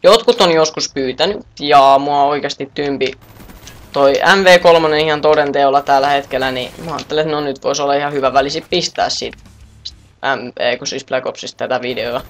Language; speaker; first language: Finnish; native; Finnish